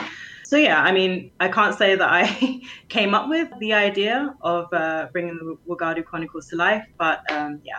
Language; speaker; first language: English; native; English